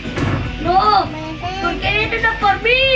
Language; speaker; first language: Spanish; native; Spanish